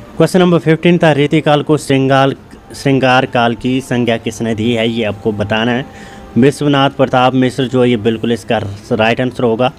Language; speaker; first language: Hindi; native; Hindi